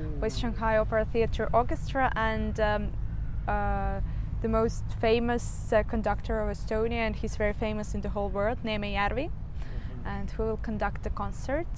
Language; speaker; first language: English; non-native, fluent; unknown